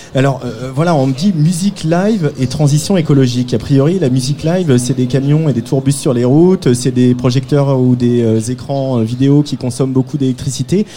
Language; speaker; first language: French; native; French